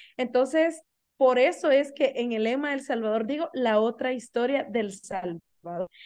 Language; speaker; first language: Spanish; native; Spanish